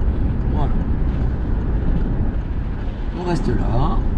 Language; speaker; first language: French; native; French